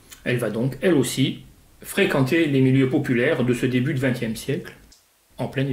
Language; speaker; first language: French; native; French